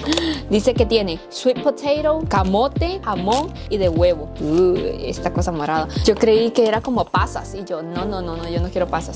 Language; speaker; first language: Spanish; native; Spanish